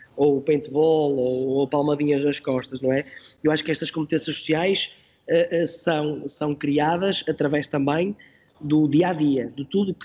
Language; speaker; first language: Portuguese; native; Portuguese